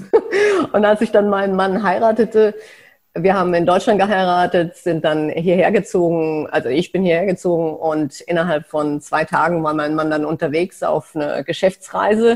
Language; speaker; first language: German; native; German